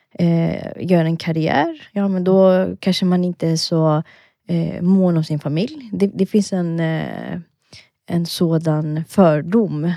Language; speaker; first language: Swedish; early bilingual, other home language; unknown